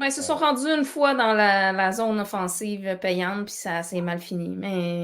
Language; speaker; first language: French; native; French